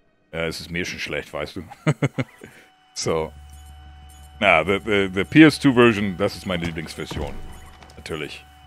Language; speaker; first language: German; early bilingual, heritage; German